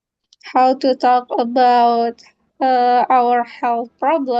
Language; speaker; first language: English; non-native, fluent; Indonesian